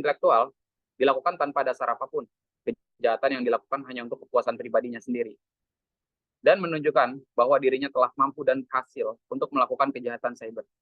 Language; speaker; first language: Indonesian; native; Indonesian